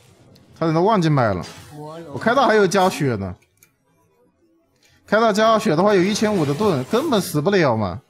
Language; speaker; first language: Chinese; native; Chinese